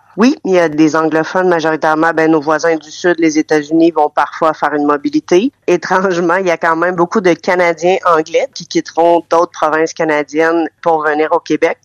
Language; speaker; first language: French; native; French